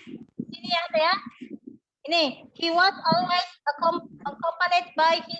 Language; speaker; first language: English; non-native, learner; Indonesian